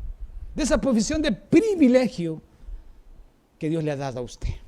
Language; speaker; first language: Spanish; native; Spanish